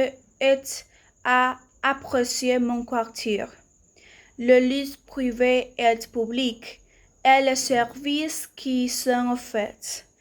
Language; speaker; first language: French; non-native, learner; Spanish